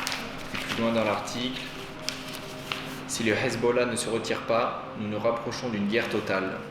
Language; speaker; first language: French; native; French